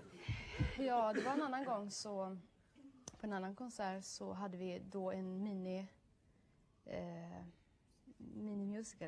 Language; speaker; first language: Swedish; native; Swedish